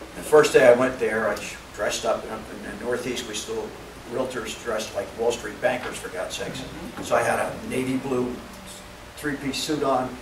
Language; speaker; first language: English; native; English